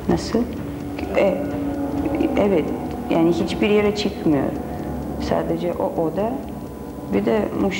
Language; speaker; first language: Turkish; non-native, learner; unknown